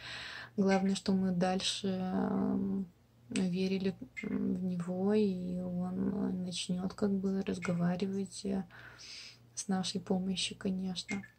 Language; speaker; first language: Russian; non-native, local second language; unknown